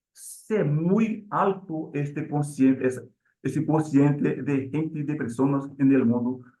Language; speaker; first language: Spanish; non-native, learner; Portuguese